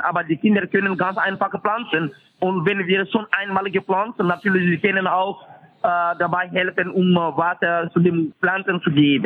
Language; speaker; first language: German; non-native, fluent; French